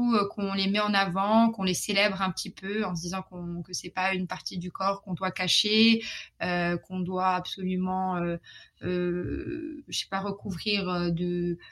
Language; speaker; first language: French; non-native, local second language; Arabic